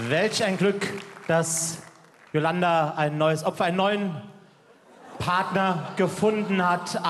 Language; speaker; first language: German; native; German